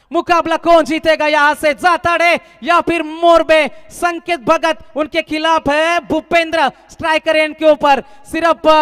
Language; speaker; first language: Hindi; non-native, local second language; Marathi